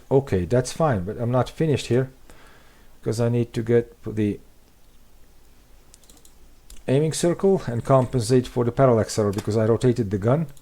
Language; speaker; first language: English; non-native, fluent; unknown